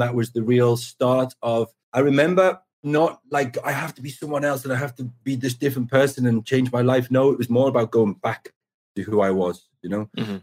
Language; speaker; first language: English; native; English